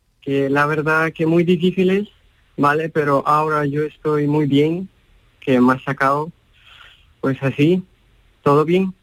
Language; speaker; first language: Spanish; non-native, learner; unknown